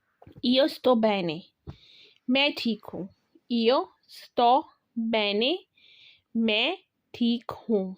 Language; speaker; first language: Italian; non-native, fluent; Urdu